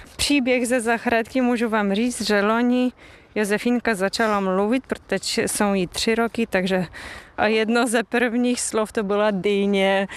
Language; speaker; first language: Czech; non-native, fluent; Polish